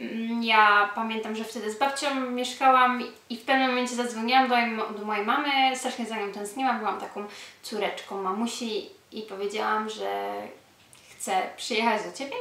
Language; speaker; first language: Polish; early bilingual, heritage; Polish